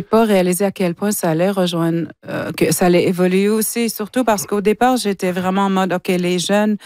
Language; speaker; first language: French; non-native, local second language; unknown